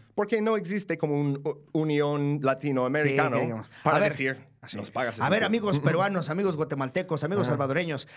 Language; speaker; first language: Spanish; non-native, fluent; English